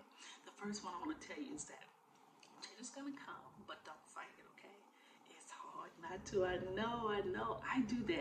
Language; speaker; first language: English; native; English